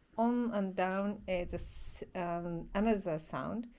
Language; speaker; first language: English; non-native, learner; Japanese